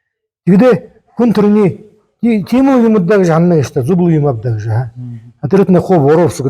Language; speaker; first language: Mongolian; non-native, learner; Buriat